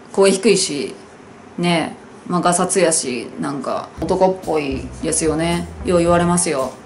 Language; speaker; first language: Japanese; native; Japanese